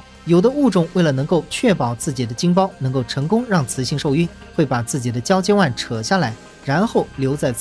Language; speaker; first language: Chinese; native; Chinese